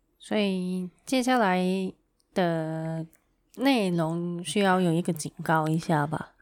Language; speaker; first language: Chinese; native; Chinese